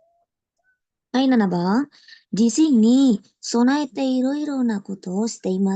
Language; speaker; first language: Japanese; non-native, learner; Indonesian